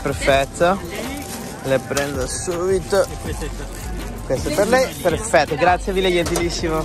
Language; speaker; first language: Italian; non-native, fluent; Spanish